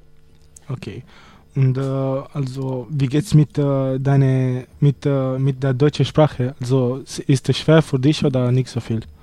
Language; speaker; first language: German; non-native, learner; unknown